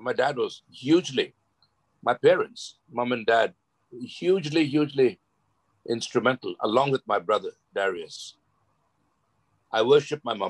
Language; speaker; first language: English; non-native, local second language; Gujarati